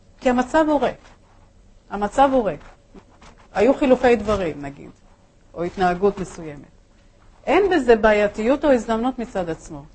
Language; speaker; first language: Hebrew; early bilingual, other home language; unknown